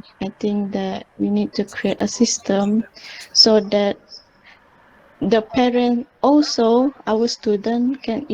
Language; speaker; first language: English; non-native, learner; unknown